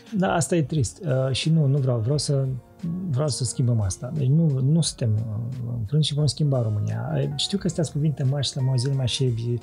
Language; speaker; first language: Romanian; native; Romanian